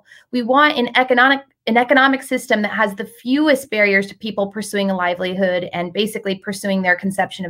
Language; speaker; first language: English; native; English